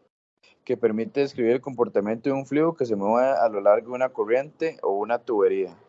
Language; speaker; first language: Spanish; native; Spanish